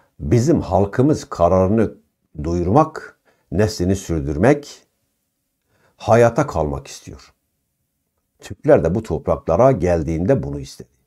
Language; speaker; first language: Turkish; non-native, local second language; Kurdish